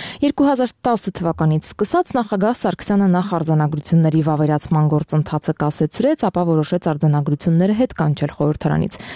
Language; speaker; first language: Armenian; native; Armenian